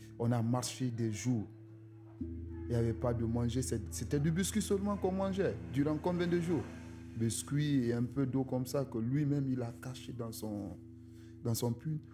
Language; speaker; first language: French; non-native, local second language; Susu